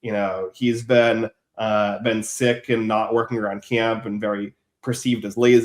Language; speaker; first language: English; native; English